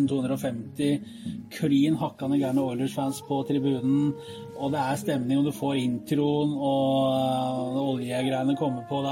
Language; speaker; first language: Norwegian; native; Norwegian